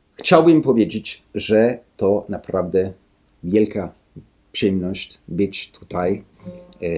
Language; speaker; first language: Polish; non-native, learner; Danish